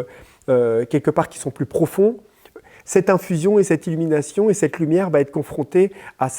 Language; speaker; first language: French; native; French